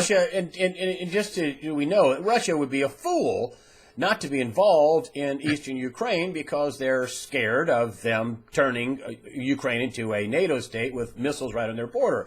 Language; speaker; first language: English; native; English